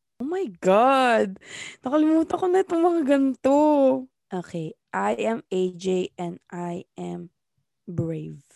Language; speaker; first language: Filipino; native; Filipino